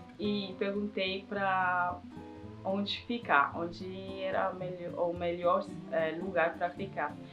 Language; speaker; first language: Portuguese; non-native, fluent; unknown